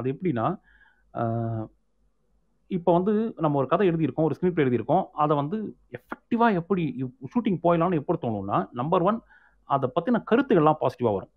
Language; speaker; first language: Tamil; native; Tamil